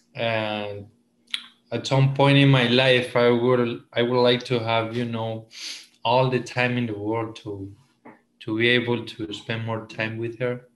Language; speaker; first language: English; non-native, fluent; Spanish